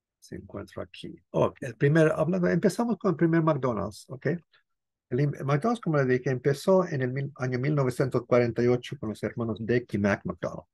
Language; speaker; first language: Spanish; non-native, fluent; English